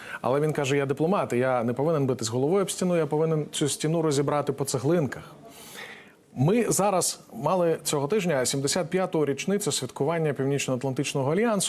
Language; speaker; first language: Ukrainian; native; Ukrainian